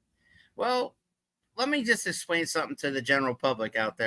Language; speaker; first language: English; native; English